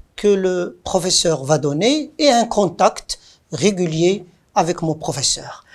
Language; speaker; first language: French; non-native, local second language; Arabic